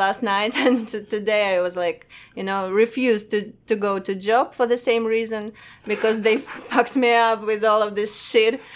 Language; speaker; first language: English; non-native, fluent; Russian